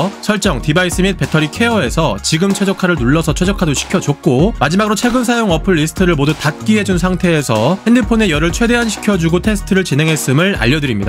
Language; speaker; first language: Korean; native; Korean